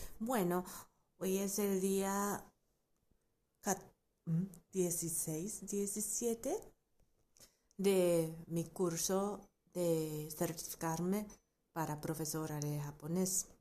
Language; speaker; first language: Spanish; non-native, fluent; Japanese